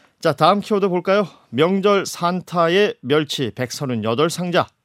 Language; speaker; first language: Korean; native; Korean